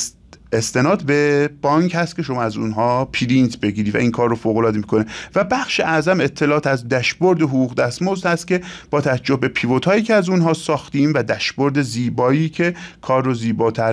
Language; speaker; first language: Persian; native; Persian